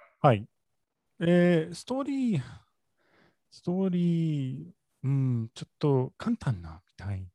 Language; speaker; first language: Japanese; non-native, learner; English